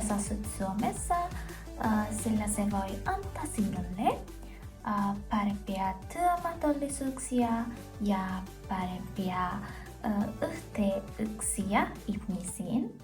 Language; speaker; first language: Finnish; non-native, learner; Sinhala